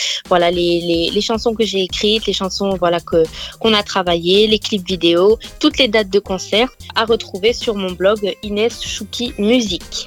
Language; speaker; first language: French; native; French